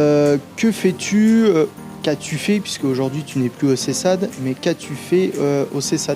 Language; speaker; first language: French; native; French